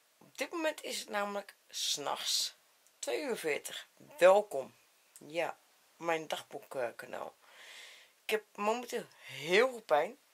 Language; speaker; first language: Dutch; native; Dutch